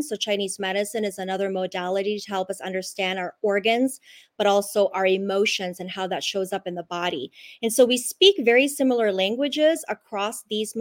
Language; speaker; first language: English; non-native, local second language; Cantonese